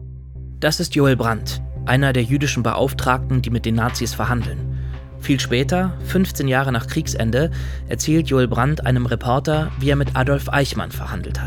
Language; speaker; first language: German; native; German